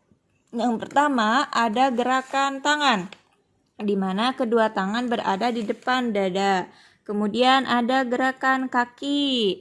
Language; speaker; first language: Indonesian; native; Indonesian